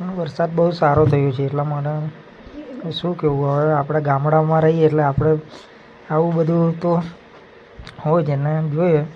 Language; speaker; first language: Gujarati; native; Gujarati